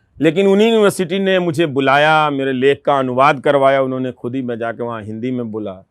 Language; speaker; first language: Hindi; non-native, local second language; Bhojpuri